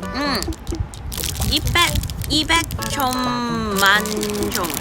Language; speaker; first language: Korean; non-native, learner; Cantonese